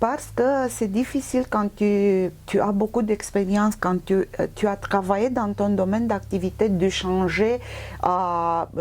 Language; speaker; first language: French; non-native, fluent; Romanian